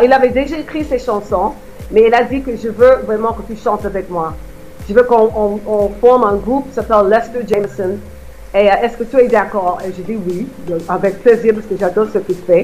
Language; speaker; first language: French; non-native, fluent; English